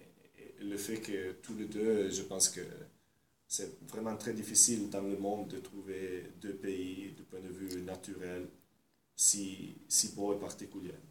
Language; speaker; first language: French; non-native, fluent; Italian